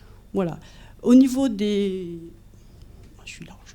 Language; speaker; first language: French; native; French